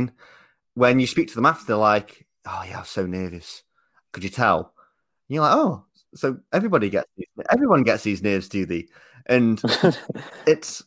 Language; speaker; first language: English; native; English